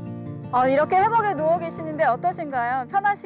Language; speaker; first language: Korean; native; Korean